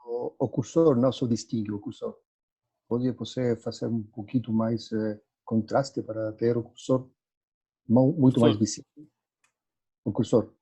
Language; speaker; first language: Portuguese; non-native, fluent; Spanish